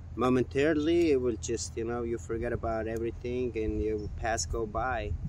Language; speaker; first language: English; non-native, fluent; Mongolian